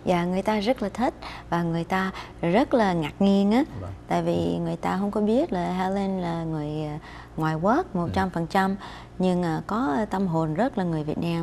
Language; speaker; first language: Vietnamese; non-native, fluent; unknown